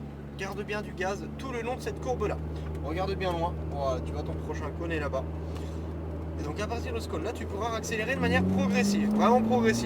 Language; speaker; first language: French; native; French